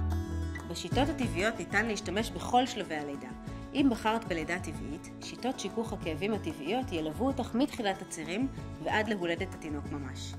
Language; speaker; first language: Hebrew; native; Hebrew